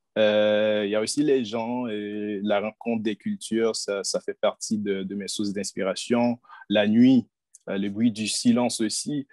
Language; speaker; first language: French; non-native, local second language; Haitian Creole